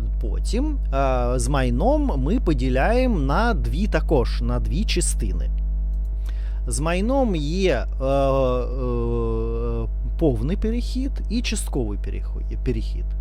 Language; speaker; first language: Ukrainian; non-native, learner; Russian